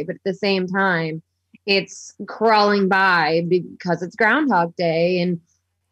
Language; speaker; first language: English; native; English